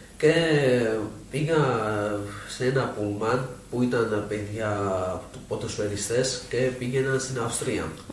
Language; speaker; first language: Greek; non-native, learner; Georgian